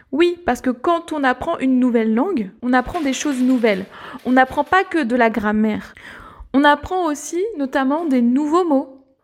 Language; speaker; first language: French; native; French